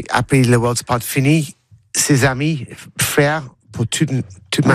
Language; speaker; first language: French; non-native, learner; English